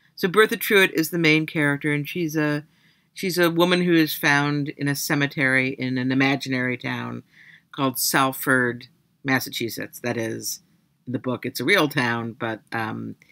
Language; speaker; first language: English; native; English